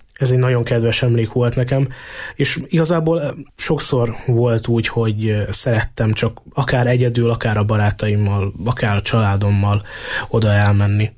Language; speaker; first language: Hungarian; native; Hungarian